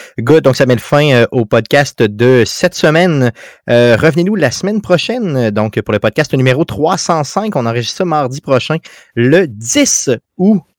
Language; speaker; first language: French; native; French